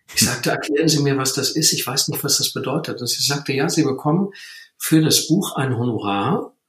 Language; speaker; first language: German; native; German